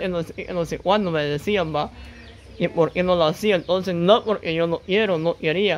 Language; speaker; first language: Spanish; native; Spanish